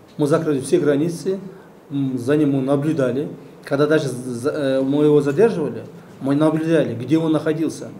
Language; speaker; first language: Russian; non-native, local second language; Kyrgyz